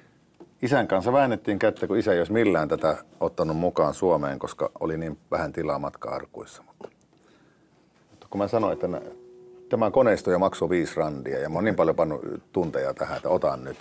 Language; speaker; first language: Finnish; native; Finnish